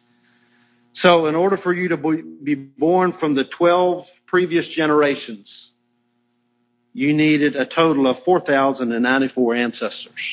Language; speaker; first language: English; native; English